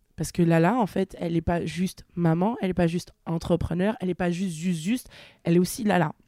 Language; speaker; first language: French; native; French